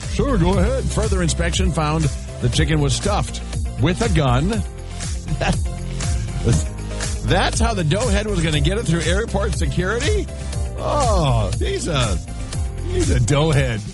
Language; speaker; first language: English; native; English